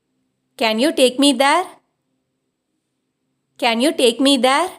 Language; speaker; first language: English; non-native, local second language; Tamil